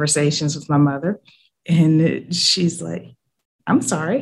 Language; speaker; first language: English; native; English